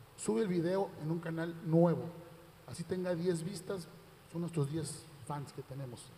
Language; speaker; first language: Spanish; native; Spanish